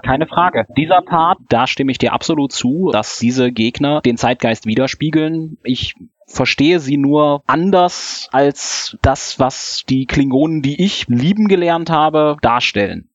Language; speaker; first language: German; native; German